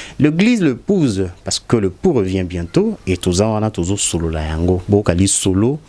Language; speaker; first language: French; non-native, local second language; Lingala